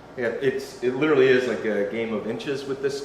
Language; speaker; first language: English; native; English